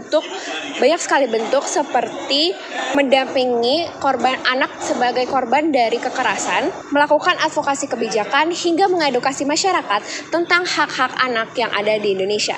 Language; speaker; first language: Indonesian; native; Indonesian